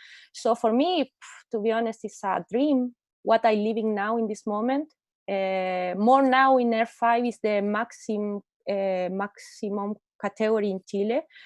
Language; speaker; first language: English; non-native, learner; Spanish